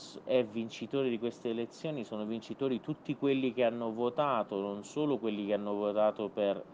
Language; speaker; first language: Italian; non-native, fluent; Persian